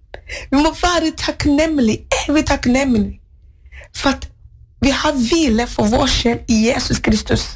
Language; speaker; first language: Norwegian; non-native, fluent; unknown